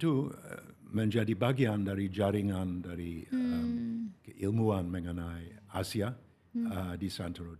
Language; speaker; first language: Indonesian; non-native, fluent; English